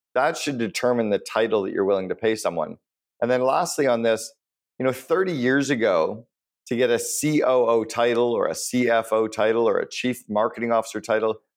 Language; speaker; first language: English; native; English